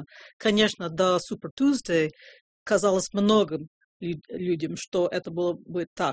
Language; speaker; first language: Russian; non-native, fluent; English